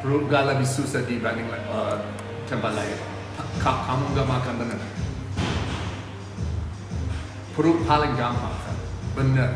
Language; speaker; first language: Indonesian; non-native, fluent; English